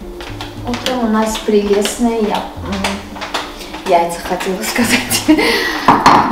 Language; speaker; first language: Russian; non-native, fluent; Armenian